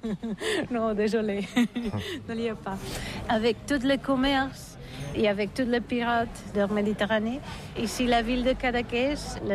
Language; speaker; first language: French; non-native, learner; Catalan